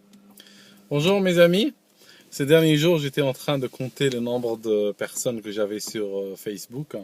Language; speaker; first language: French; non-native, local second language; Arabic